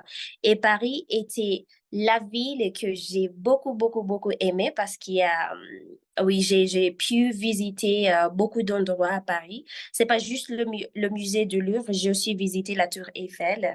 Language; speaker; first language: French; non-native, fluent; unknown